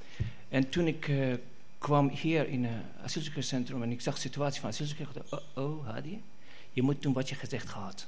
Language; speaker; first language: Dutch; non-native, fluent; Persian